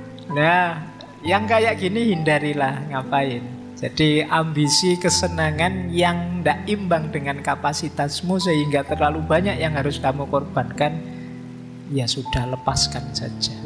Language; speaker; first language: Indonesian; native; Indonesian